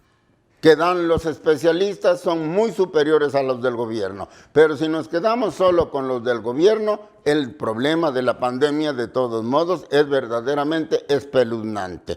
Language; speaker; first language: Spanish; native; Spanish